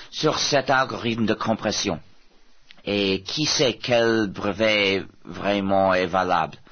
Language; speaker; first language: French; non-native, fluent; English